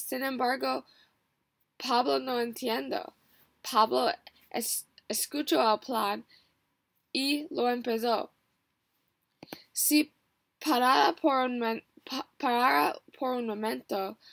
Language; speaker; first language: Spanish; non-native, learner; English